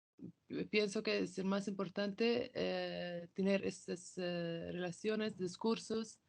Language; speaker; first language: Spanish; non-native, local second language; Arabic